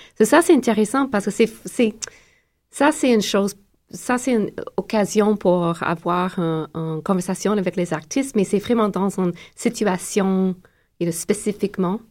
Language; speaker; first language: French; non-native, learner; English